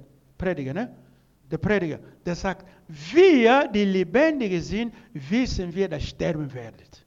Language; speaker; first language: German; non-native, learner; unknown